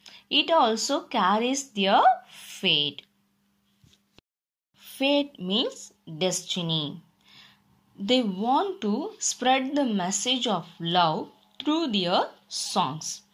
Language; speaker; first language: English; non-native, local second language; Tamil